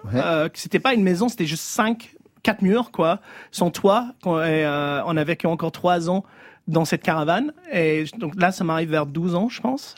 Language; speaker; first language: French; early bilingual, other home language; English